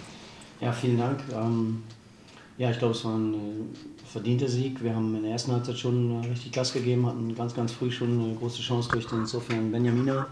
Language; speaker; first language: German; native; German